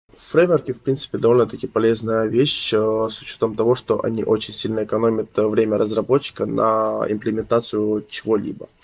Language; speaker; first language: Russian; native; Russian